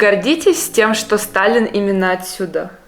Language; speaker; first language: Russian; native; Russian